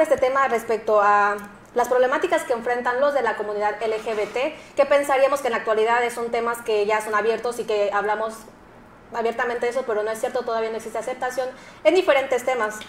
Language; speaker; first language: Spanish; native; Spanish